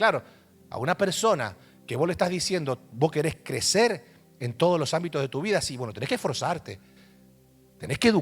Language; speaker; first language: Spanish; native; Spanish